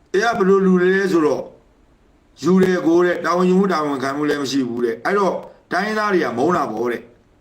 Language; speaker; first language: Burmese; native; Burmese